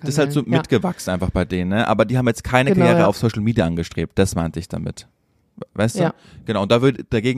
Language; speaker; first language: German; native; German